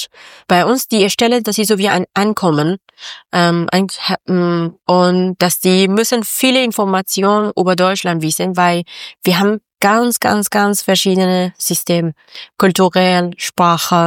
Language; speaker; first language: German; non-native, learner; Persian